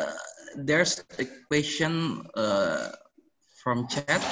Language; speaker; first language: English; non-native, learner; Indonesian